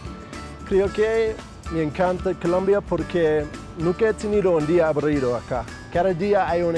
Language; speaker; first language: Spanish; non-native, fluent; English